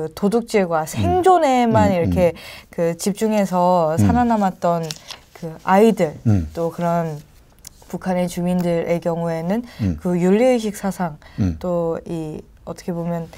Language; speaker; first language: Korean; native; Korean